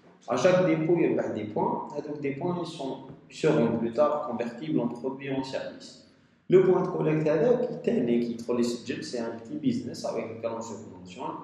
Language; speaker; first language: French; non-native, local second language; Arabic